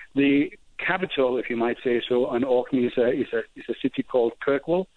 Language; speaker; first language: English; non-native, fluent; Danish